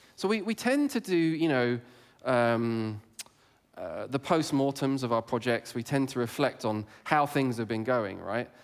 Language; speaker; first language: English; native; English